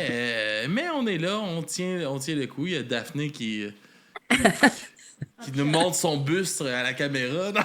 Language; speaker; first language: French; native; French